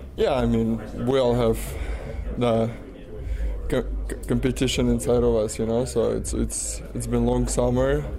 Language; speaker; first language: English; non-native, fluent; Russian